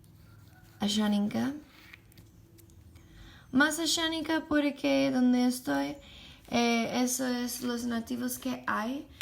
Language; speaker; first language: Spanish; non-native, learner; English